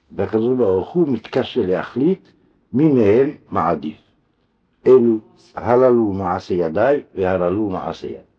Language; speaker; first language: Hebrew; non-native, fluent; French